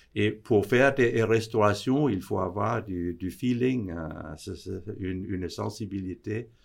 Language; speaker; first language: French; non-native, fluent; Danish